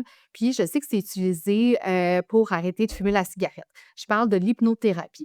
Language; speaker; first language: French; native; French